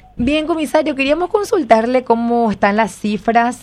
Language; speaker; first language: Spanish; native; Spanish